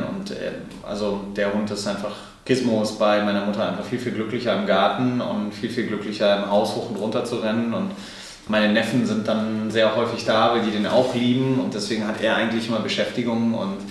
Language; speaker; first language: German; native; German